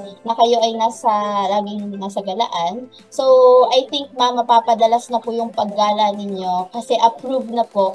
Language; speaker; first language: Filipino; native; Filipino